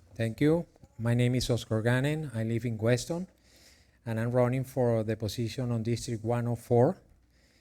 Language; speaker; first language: English; non-native, fluent; Spanish